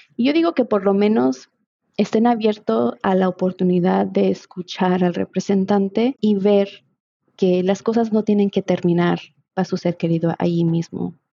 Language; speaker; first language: Spanish; early bilingual, heritage; Spanish